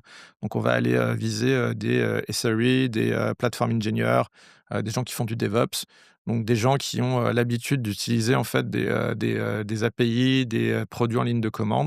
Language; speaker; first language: French; native; French